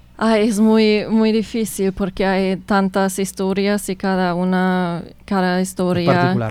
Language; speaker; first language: Spanish; non-native, fluent; German